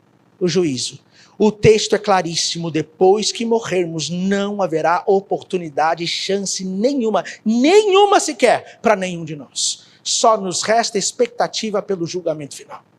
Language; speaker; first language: Portuguese; native; Portuguese